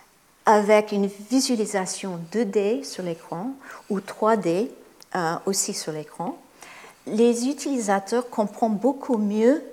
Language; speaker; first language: French; non-native, fluent; English